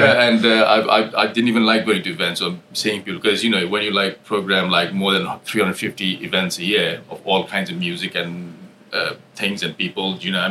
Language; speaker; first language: English; non-native, local second language; Nepali